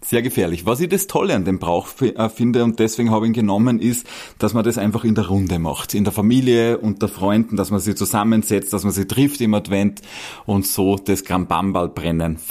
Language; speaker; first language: German; native; German